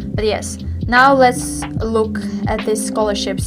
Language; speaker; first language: English; non-native, fluent; Tajik